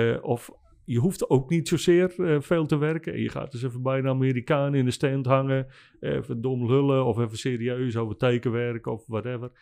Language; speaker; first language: Dutch; non-native, local second language; Western Frisian